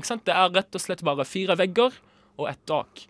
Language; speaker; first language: Norwegian; early bilingual, other home language; Arabic